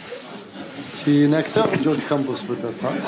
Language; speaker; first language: French; non-native, learner; Arabic